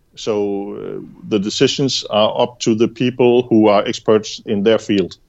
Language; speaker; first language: English; non-native, fluent; Danish